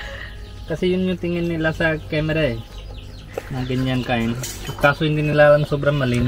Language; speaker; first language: Filipino; non-native, learner; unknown